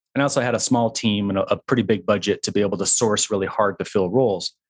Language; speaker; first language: English; native; English